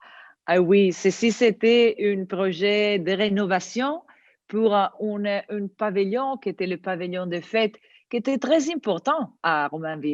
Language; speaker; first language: French; non-native, learner; Italian